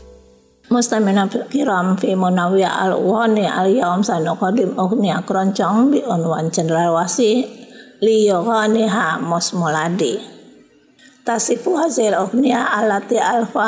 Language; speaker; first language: Arabic; non-native, fluent; Indonesian